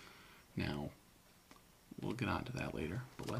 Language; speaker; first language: English; native; English